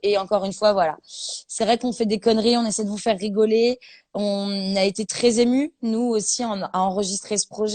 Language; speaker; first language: French; native; French